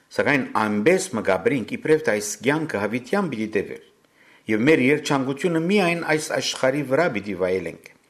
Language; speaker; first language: Armenian; native; Armenian